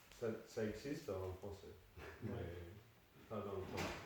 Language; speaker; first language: French; non-native, fluent; Danish